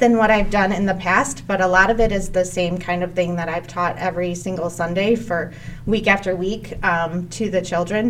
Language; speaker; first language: English; native; English